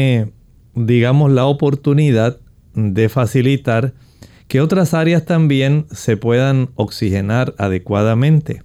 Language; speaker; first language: Spanish; native; Spanish